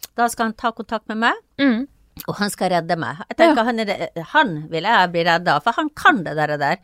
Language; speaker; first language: Norwegian; native; Norwegian